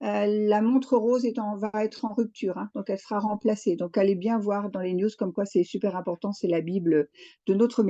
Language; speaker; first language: French; native; French